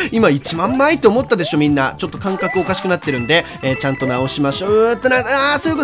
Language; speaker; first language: Japanese; native; Japanese